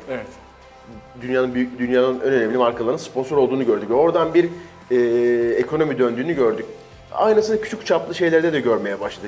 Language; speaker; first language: Turkish; native; Turkish